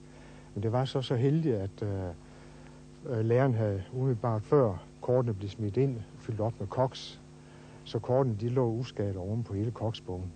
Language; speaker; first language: Danish; native; Danish